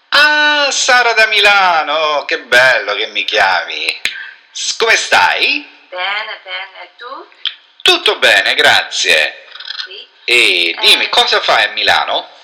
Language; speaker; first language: Italian; non-native, learner; Chinese